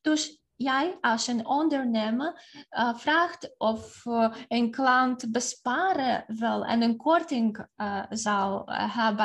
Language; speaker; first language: Dutch; non-native, fluent; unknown